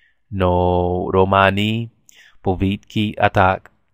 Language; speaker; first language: Czech; non-native, learner; English